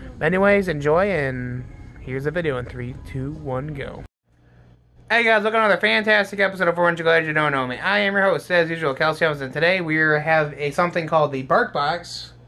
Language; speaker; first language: English; native; English